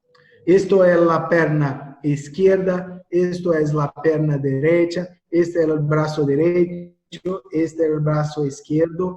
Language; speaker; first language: Spanish; non-native, learner; Portuguese